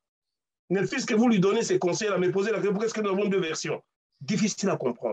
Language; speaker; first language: French; non-native, local second language; Luba-Lulua